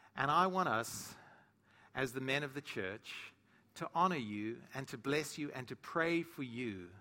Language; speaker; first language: English; native; English